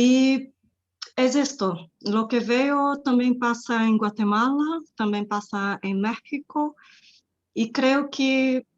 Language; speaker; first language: Spanish; non-native, fluent; Portuguese